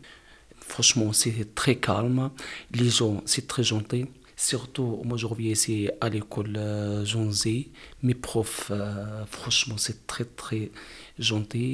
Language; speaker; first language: French; non-native, learner; Arabic